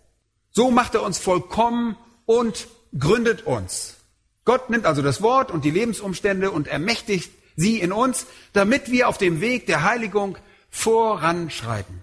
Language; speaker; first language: German; native; German